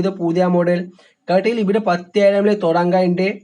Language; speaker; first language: Malayalam; non-native, learner; Hindi